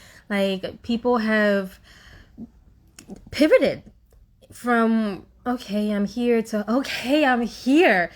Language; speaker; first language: English; native; English